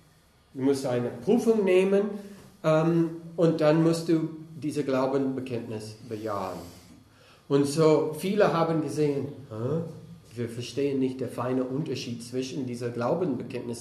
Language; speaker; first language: German; non-native, fluent; English